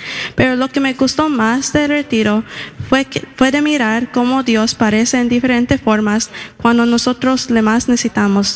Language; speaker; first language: Spanish; early bilingual, heritage; Spanish